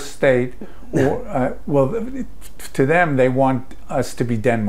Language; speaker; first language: English; native; English